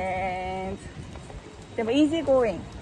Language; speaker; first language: English; non-native, fluent; Japanese